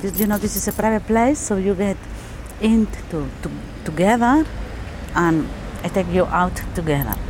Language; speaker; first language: English; non-native, fluent; German